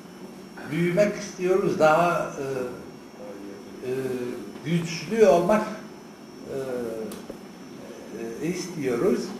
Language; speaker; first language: Turkish; non-native, fluent; Arabic